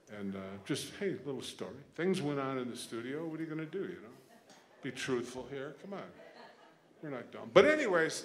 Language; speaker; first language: English; native; English